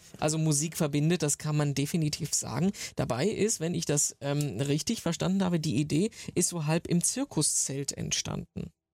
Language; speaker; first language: German; native; German